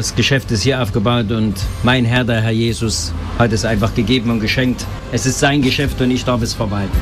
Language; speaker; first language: German; native; German